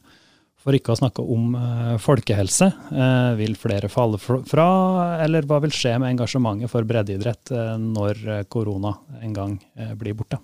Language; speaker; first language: Norwegian; native; Norwegian